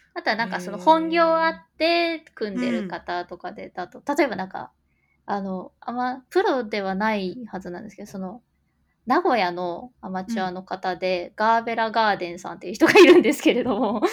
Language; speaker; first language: Japanese; native; Japanese